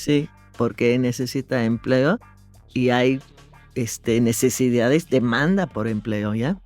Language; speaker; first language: Spanish; non-native, fluent; English